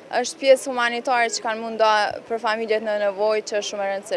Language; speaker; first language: Albanian; native; Albanian